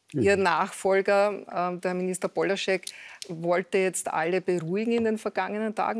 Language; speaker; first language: German; native; German